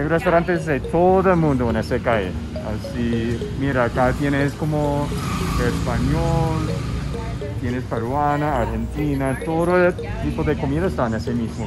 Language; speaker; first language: Spanish; non-native, fluent; English